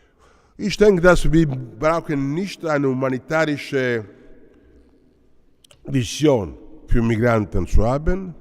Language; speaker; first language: German; non-native, learner; Italian